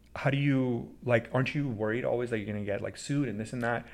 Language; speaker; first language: English; early bilingual, other home language; Persian